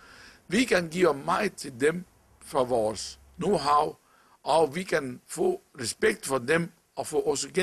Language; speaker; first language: Danish; non-native, local second language; Arabic